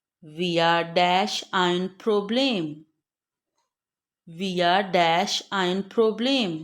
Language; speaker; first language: German; non-native, fluent; Urdu